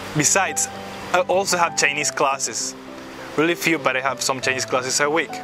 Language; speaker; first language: English; non-native, fluent; Spanish